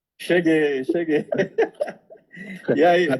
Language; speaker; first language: Portuguese; native; Portuguese